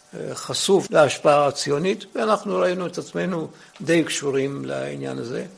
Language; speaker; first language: Hebrew; early bilingual, other home language; Arabic